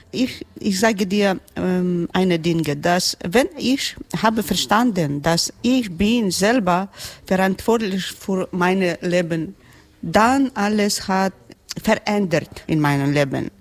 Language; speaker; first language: German; non-native, learner; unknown